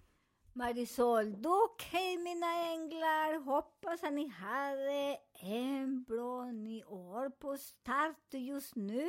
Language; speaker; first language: Swedish; non-native, fluent; Spanish